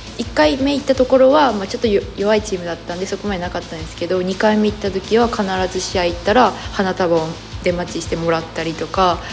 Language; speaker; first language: Japanese; native; Japanese